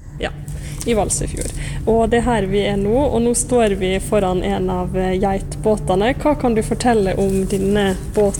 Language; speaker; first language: Norwegian; native; Norwegian